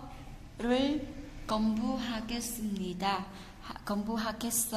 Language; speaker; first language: Korean; non-native, fluent; Vietnamese